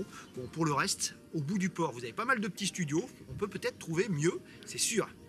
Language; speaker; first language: French; native; French